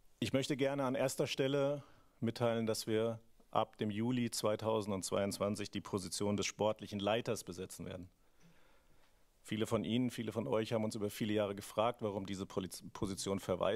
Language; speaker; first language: German; native; German